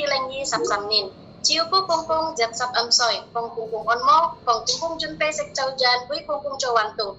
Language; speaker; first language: Cantonese; non-native, learner; Indonesian